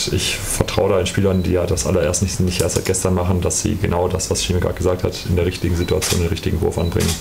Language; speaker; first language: German; native; German